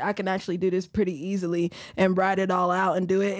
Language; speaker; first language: English; native; English